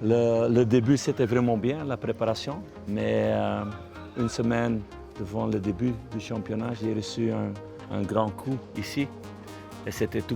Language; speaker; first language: French; non-native, local second language; Dutch